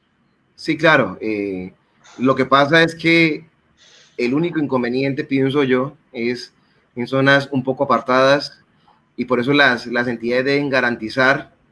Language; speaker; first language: Spanish; native; Spanish